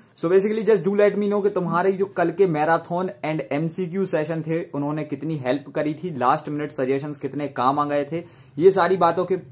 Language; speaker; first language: Hindi; native; Hindi